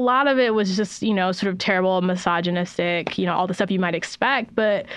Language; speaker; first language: English; native; English